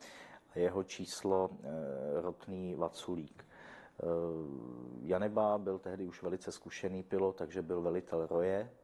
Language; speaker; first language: Czech; native; Czech